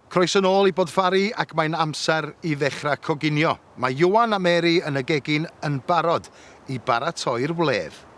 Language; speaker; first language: Welsh; native; Welsh